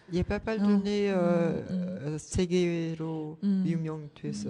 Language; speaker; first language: Korean; non-native, learner; French